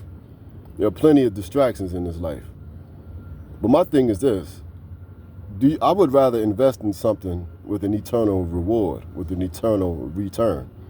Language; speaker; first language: English; native; English